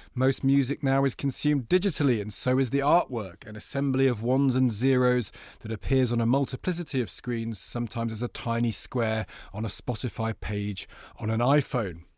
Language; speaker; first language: English; native; English